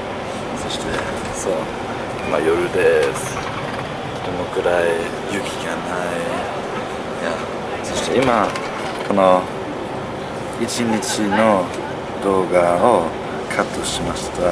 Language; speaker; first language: Japanese; non-native, learner; German